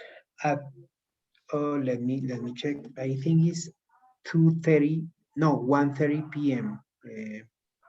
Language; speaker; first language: English; non-native, learner; Spanish